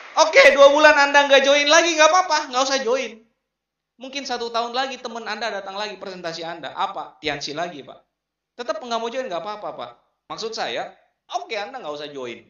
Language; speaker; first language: Indonesian; native; Indonesian